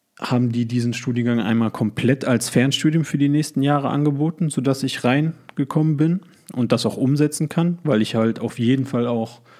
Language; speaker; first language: German; native; German